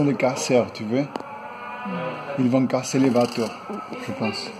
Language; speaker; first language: French; non-native, fluent; Spanish